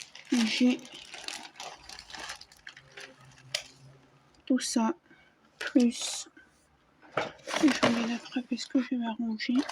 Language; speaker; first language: French; native; French